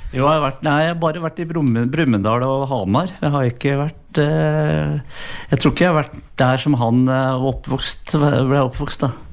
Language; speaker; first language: Norwegian; native; Norwegian